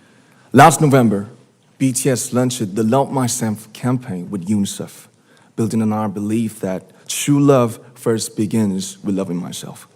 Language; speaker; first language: English; non-native, fluent; Korean